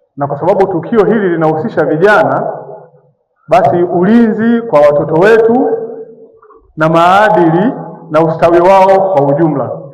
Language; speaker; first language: Swahili; non-native, local second language; Sukuma